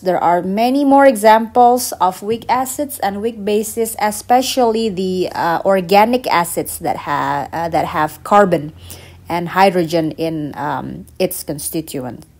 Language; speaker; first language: English; non-native, fluent; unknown